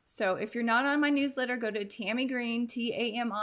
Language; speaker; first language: English; native; English